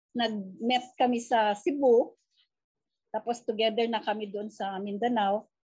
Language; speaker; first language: Filipino; non-native, local second language; Cebuano